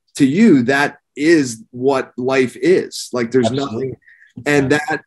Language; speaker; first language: English; native; English